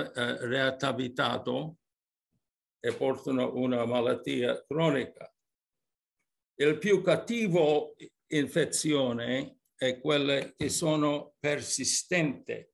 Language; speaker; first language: Italian; early bilingual, heritage; English